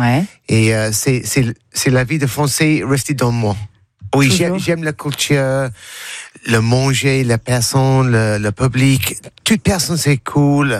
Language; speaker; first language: French; non-native, learner; English